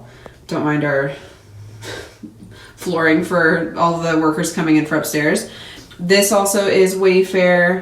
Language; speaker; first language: English; native; English